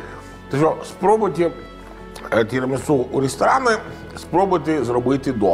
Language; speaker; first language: Ukrainian; non-native, learner; Italian